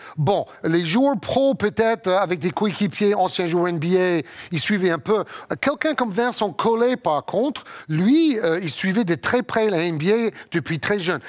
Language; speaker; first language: French; non-native, fluent; English